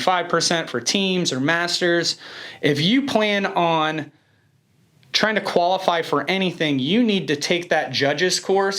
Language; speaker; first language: English; native; English